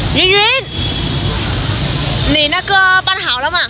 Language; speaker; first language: Chinese; non-native, fluent; Vietnamese